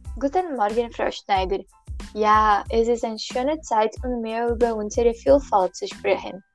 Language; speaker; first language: German; non-native, learner; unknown